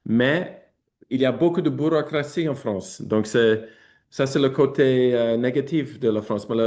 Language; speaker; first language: French; non-native, fluent; English